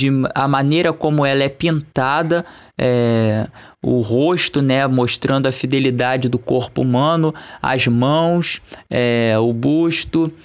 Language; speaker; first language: Portuguese; native; Portuguese